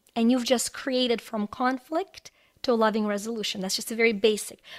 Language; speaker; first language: English; non-native, fluent; Ukrainian